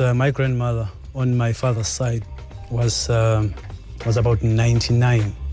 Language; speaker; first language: English; non-native, local second language; Zulu